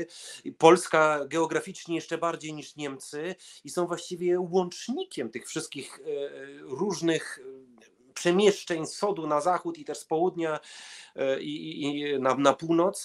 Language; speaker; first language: Polish; early bilingual, heritage; Polish